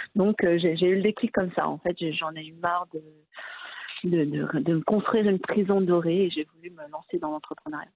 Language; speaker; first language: French; early bilingual, other home language; Arabic